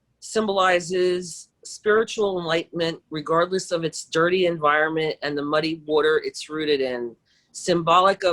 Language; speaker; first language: English; native; English